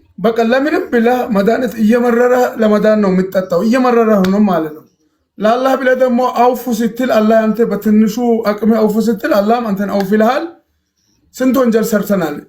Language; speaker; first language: Amharic; non-native, local second language; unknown